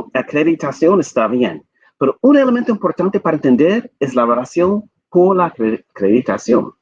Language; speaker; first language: Spanish; non-native, fluent; English